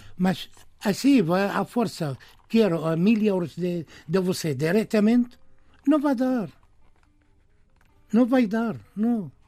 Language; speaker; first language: Portuguese; non-native, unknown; Arabic